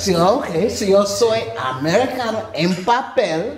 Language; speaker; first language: Spanish; non-native, learner; English